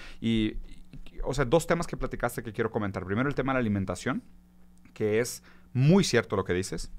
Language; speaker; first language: Spanish; early bilingual, other home language; Portuguese